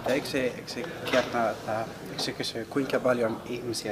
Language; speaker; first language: Finnish; non-native, learner; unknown